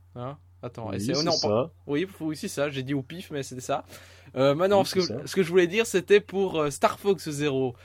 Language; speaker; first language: French; native; French